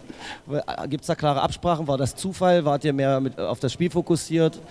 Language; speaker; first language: German; native; German